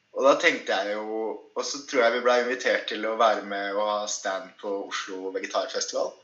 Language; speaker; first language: Norwegian; native; Norwegian